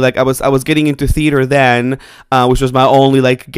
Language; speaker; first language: English; non-native, fluent; Spanish